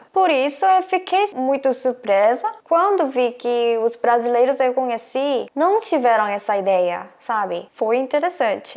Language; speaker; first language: Portuguese; non-native, fluent; Korean